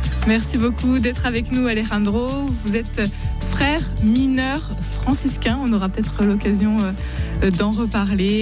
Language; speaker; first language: French; native; French